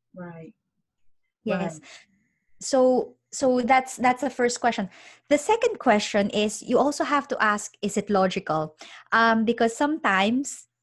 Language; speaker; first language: English; non-native, local second language; Filipino